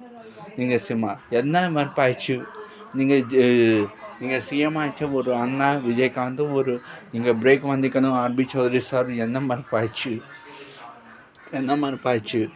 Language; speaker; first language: Tamil; non-native, learner; Telugu